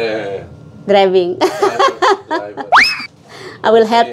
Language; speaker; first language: English; non-native, learner; Indonesian